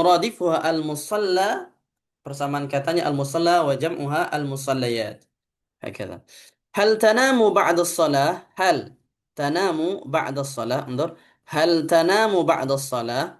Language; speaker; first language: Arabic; non-native, fluent; Indonesian